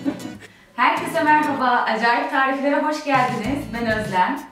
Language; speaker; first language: Turkish; native; Turkish